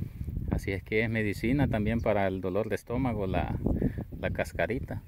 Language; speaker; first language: Spanish; native; Spanish